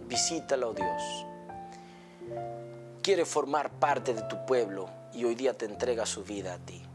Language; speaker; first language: Spanish; native; Spanish